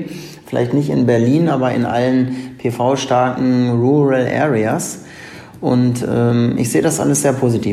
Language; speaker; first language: German; native; German